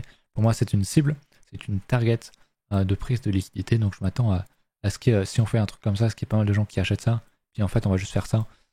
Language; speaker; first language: French; native; French